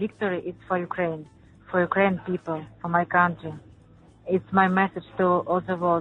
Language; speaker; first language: English; non-native, learner; Ukrainian